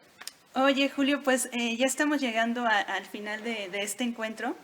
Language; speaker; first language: Spanish; native; Spanish